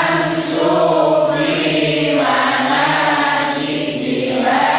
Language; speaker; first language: Arabic; non-native, learner; Indonesian